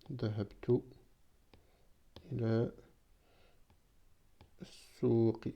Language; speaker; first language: Arabic; non-native, fluent; French